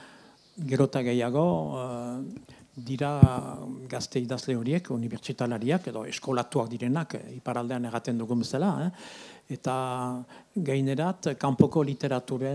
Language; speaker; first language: Basque; native; Basque